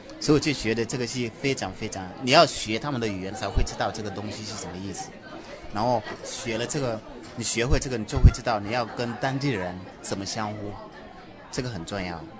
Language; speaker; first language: Chinese; non-native, fluent; Mossi